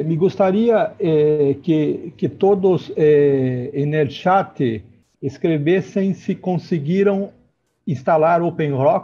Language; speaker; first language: Portuguese; non-native, learner; Spanish